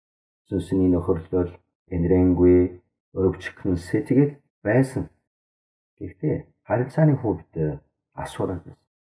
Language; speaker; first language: Mongolian; non-native, fluent; Korean